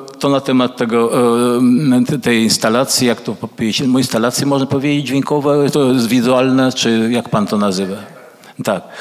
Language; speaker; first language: Polish; early bilingual, other home language; Russian